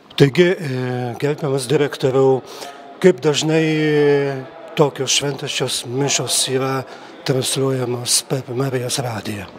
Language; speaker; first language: Lithuanian; native; Lithuanian